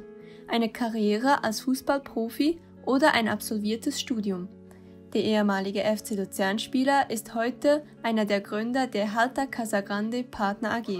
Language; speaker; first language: German; native; German